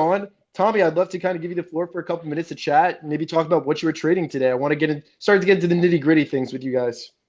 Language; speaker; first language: English; native; English